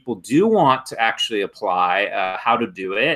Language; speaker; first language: English; native; English